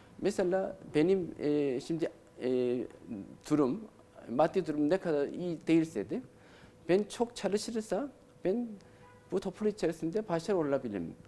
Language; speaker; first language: Turkish; non-native, learner; Korean